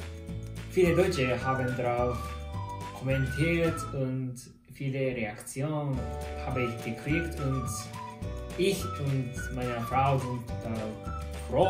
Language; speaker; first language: German; non-native, learner; Japanese